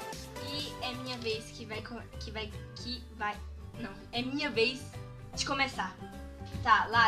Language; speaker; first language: Portuguese; early bilingual, heritage; Portuguese